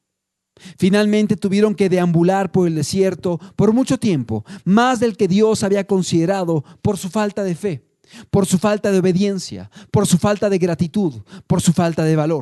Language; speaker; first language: Spanish; native; Spanish